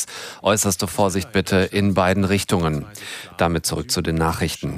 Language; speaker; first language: German; native; German